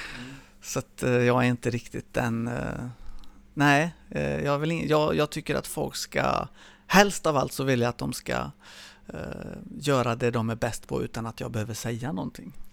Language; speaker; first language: Swedish; early bilingual, other home language; Spanish